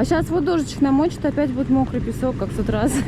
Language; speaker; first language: Russian; native; Russian